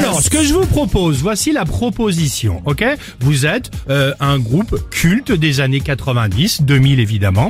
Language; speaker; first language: French; native; French